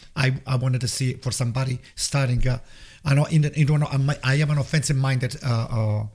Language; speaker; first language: English; non-native, fluent; Italian